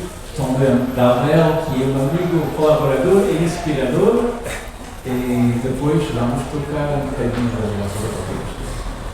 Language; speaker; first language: Portuguese; non-native, learner; English